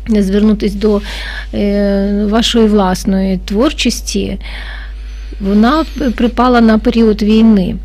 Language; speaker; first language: Ukrainian; native; Ukrainian